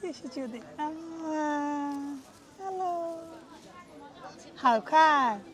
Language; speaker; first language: Chinese; non-native, learner; Bangla